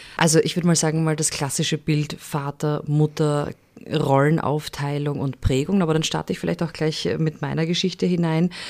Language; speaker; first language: German; native; German